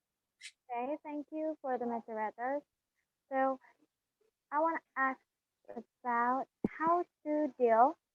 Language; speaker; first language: English; non-native, learner; Indonesian